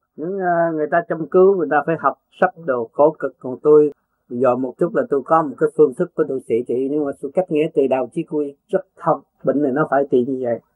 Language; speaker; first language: Vietnamese; native; Vietnamese